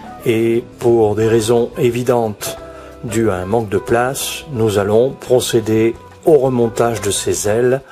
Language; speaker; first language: French; native; French